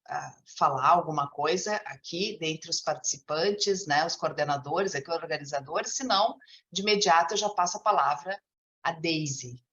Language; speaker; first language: Portuguese; native; Portuguese